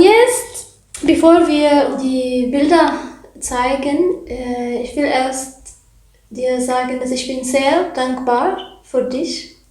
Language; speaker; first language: German; non-native, learner; Arabic